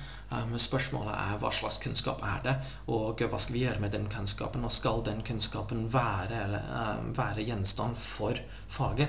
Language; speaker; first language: Norwegian; non-native, fluent; English